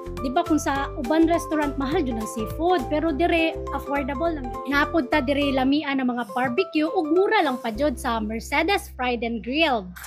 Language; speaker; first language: Cebuano; native; Cebuano